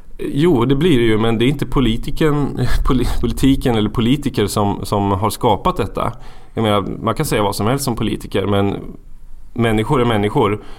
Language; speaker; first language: Swedish; native; Swedish